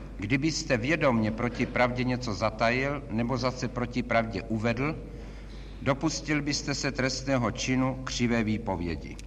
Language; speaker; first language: Czech; native; Czech